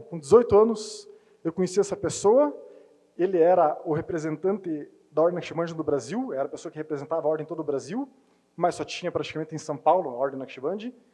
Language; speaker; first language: Portuguese; native; Portuguese